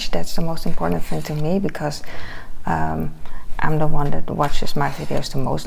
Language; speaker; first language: English; non-native, fluent; Dutch